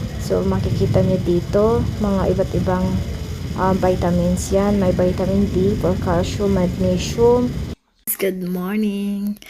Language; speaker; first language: Filipino; non-native, local second language; Cebuano